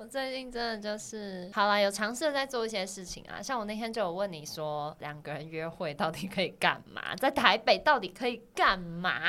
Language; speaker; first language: Chinese; native; Chinese